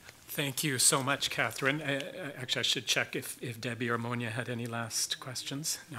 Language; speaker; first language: English; native; English